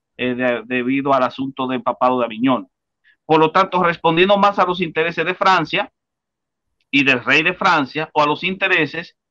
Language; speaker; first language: Spanish; native; Spanish